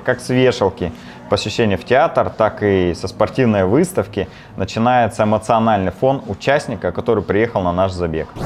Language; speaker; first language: Russian; native; Russian